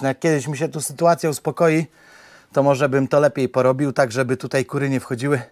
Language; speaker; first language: Polish; native; Polish